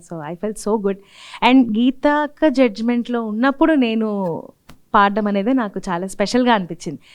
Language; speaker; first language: Telugu; native; Telugu